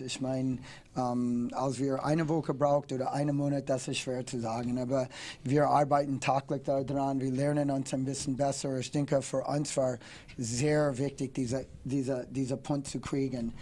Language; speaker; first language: German; non-native, fluent; English